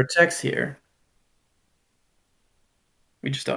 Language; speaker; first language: English; native; English